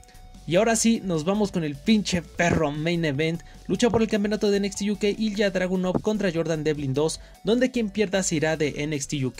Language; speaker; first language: Spanish; native; Spanish